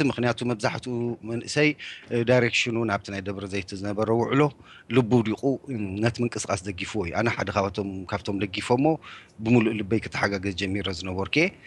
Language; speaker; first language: Tigrinya; native; Tigrinya